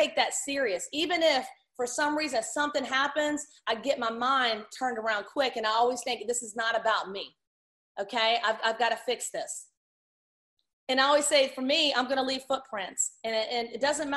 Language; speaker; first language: English; native; English